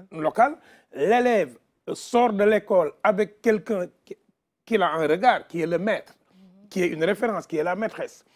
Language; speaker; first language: French; non-native, local second language; Wolof